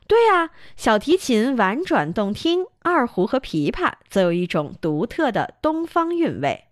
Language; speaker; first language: Chinese; native; Chinese